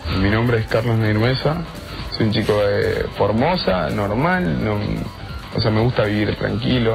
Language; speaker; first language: Spanish; native; Spanish